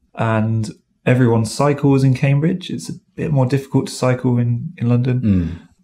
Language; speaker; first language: English; native; English